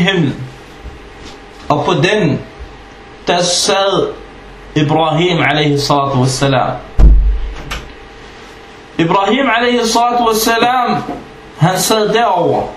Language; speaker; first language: Danish; non-native, fluent; Arabic